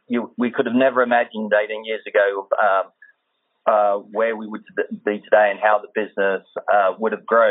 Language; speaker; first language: English; native; English